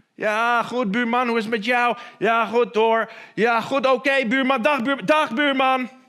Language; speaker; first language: Dutch; non-native, fluent; English